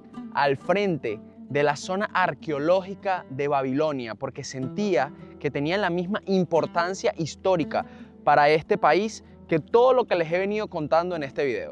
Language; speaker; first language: Spanish; native; Spanish